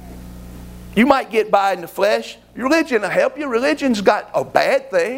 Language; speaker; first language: English; native; English